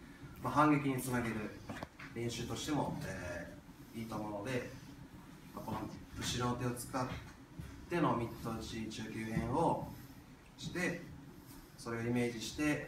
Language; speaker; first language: Japanese; native; Japanese